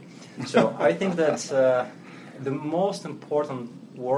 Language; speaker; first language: English; non-native, fluent; Russian